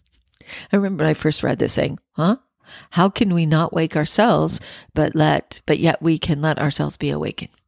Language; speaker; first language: English; native; English